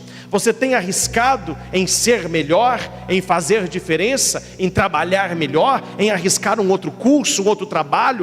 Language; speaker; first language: Portuguese; native; Portuguese